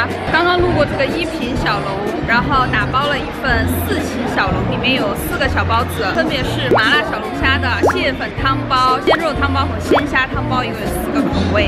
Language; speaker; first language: Chinese; native; Chinese